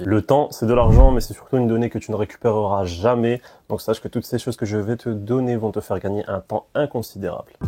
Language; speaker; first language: French; native; French